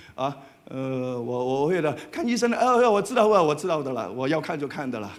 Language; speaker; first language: Chinese; non-native, fluent; Cantonese